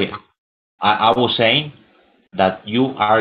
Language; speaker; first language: English; non-native, fluent; Spanish